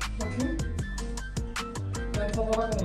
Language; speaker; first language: Turkish; early bilingual, heritage; Turkish